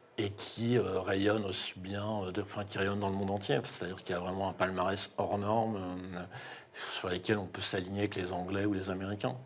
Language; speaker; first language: French; native; French